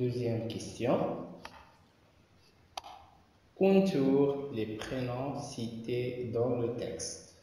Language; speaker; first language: French; non-native, local second language; Arabic